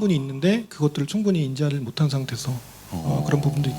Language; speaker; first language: Korean; native; Korean